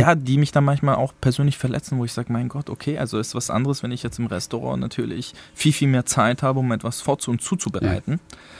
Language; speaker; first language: German; early bilingual, other home language; Turkish